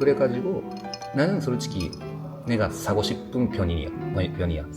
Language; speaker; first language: Korean; non-native, learner; Japanese